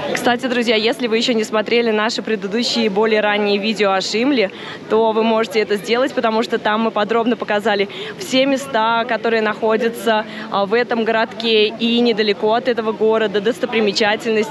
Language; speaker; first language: Russian; native; Russian